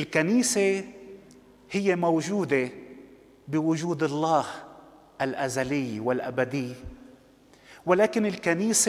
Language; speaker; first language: Arabic; native; Arabic